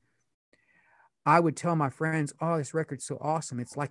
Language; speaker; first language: English; early bilingual, other home language; Pennsylvania German